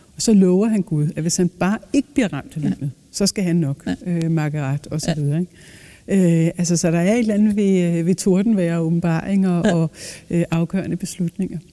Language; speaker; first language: Danish; native; Danish